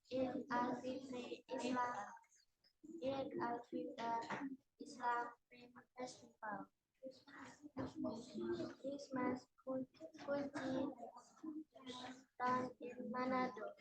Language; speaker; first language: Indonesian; non-native, learner; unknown